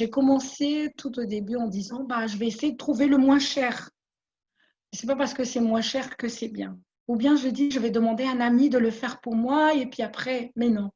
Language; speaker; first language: French; non-native, local second language; Malagasy